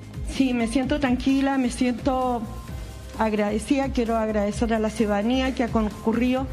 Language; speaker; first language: Spanish; native; Spanish